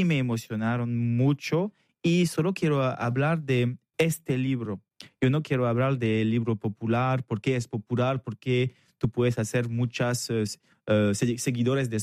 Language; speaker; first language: Spanish; non-native, learner; French